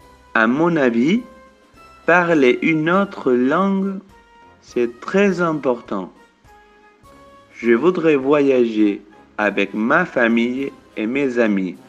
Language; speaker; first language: French; non-native, fluent; Spanish